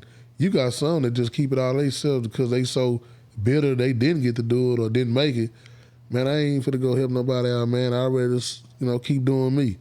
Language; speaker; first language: English; native; English